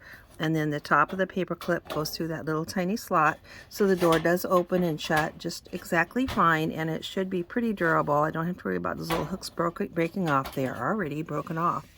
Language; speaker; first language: English; native; English